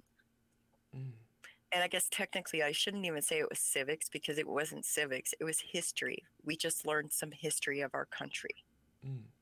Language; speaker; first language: English; early bilingual, other home language; Pennsylvania German